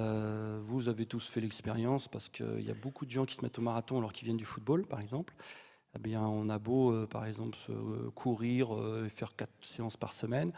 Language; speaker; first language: French; native; French